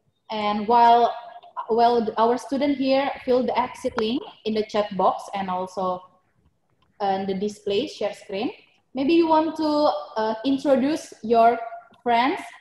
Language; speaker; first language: English; non-native, fluent; Indonesian